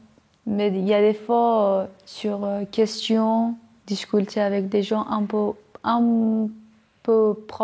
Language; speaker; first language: French; non-native, learner; Persian